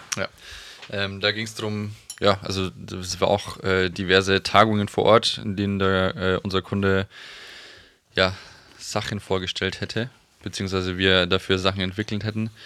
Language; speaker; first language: German; native; German